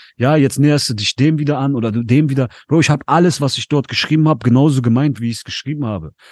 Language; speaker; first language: German; native; German